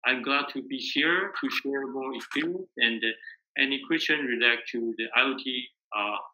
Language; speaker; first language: English; non-native, learner; Chinese